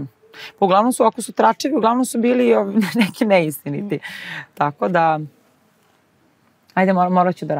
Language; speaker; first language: Serbian; native; Serbian